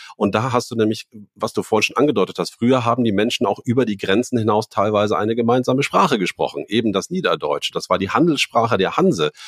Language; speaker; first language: German; native; German